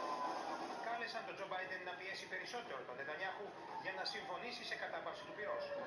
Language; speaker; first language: Greek; native; Greek